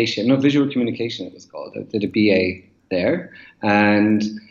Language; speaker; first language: English; native; English